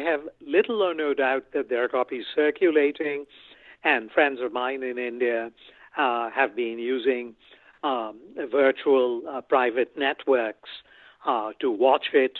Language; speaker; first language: English; non-native, local second language; Bangla